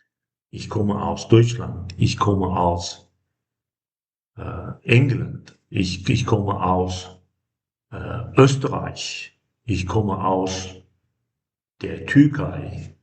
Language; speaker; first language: German; non-native, fluent; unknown